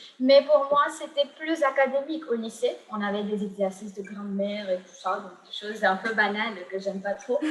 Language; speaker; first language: French; non-native, fluent; Gujarati